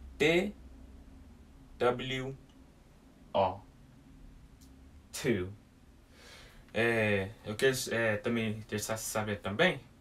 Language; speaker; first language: Portuguese; early bilingual, heritage; English